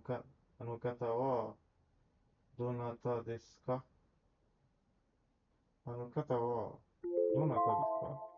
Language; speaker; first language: Japanese; non-native, learner; English